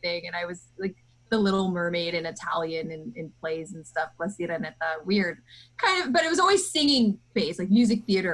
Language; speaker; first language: English; native; English